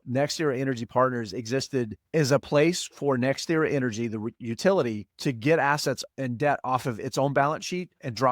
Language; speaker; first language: English; native; English